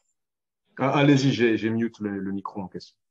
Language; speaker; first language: French; native; French